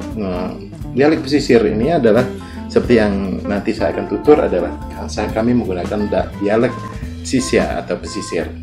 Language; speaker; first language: Indonesian; non-native, local second language; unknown